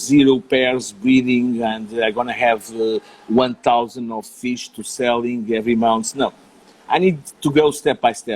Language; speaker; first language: English; non-native, learner; Portuguese